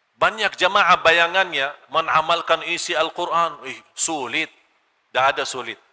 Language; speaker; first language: Malay; non-native, fluent; Arabic